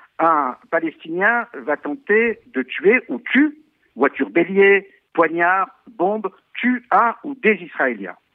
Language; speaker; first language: French; native; French